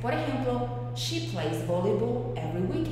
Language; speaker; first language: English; non-native, fluent; Spanish